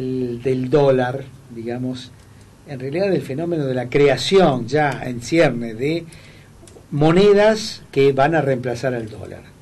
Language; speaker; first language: Spanish; native; Spanish